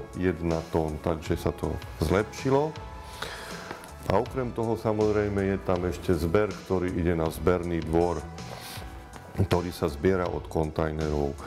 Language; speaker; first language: Slovak; native; Slovak